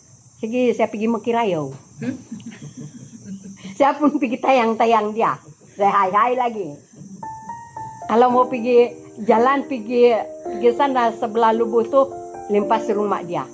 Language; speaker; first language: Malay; non-native, local second language; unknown